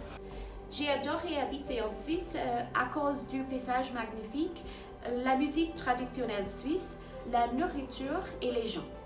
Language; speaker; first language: French; non-native, fluent; English